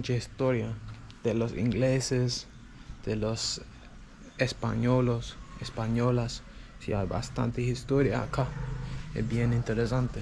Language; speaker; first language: Spanish; non-native, learner; English